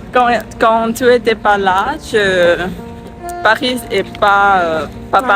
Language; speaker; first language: French; non-native, learner; Thai